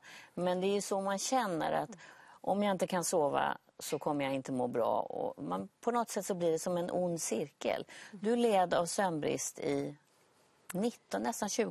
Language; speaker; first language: Swedish; native; Swedish